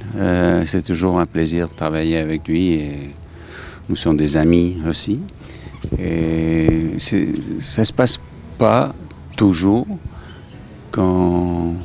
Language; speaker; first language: French; non-native, fluent; English